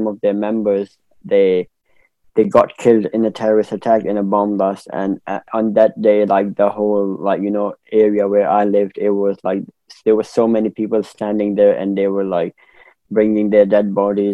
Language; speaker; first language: English; non-native, local second language; Pashto